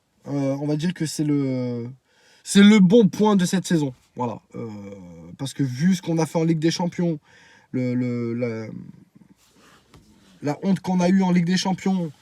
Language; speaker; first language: French; native; French